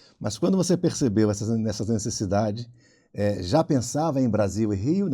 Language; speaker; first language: Portuguese; native; Portuguese